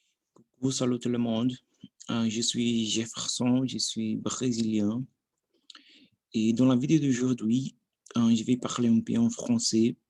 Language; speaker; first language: French; non-native, learner; Portuguese